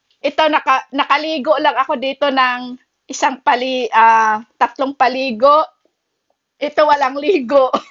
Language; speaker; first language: Filipino; native; Filipino